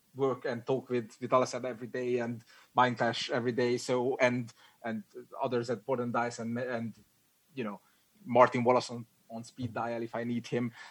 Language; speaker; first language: English; non-native, fluent; Hungarian